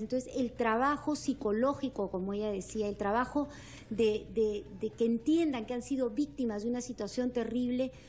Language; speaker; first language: Spanish; native; Spanish